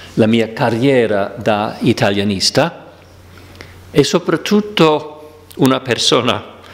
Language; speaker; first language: Italian; non-native, fluent; English